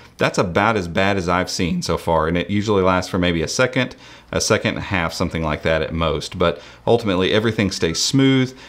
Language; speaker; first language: English; native; English